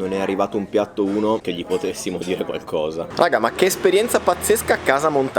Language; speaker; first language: Italian; native; Italian